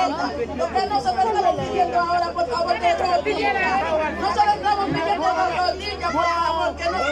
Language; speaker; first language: Spanish; non-native, fluent; Haitian Creole